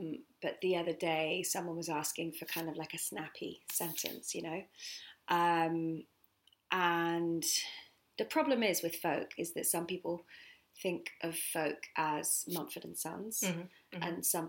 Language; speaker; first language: English; native; English